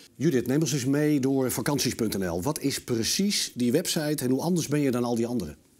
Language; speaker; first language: Dutch; native; Dutch